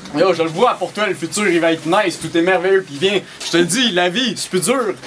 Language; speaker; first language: French; native; French